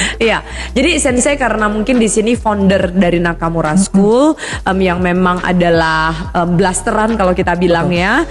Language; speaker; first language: Indonesian; native; Indonesian